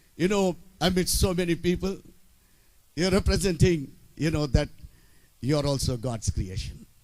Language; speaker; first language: English; non-native, local second language; Telugu